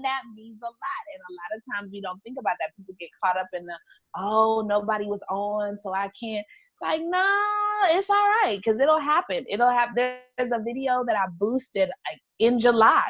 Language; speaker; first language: English; native; English